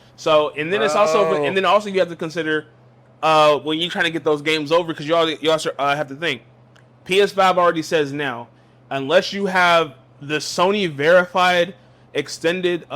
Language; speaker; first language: English; native; English